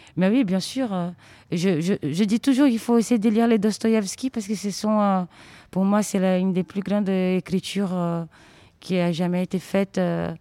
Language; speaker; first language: French; non-native, fluent; Portuguese